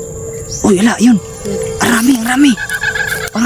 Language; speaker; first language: Filipino; non-native, local second language; Cebuano